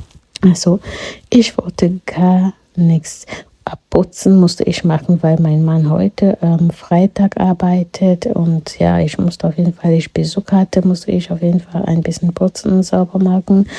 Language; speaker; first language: German; non-native, fluent; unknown